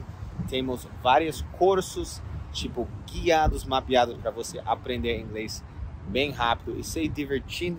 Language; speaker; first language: Portuguese; non-native, fluent; English